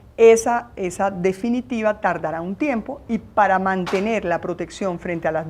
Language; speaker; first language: Spanish; native; Spanish